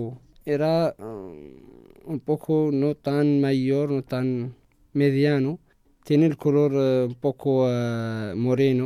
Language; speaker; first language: Spanish; non-native, learner; Arabic